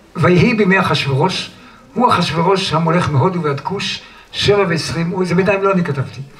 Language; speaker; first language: Hebrew; native; Hebrew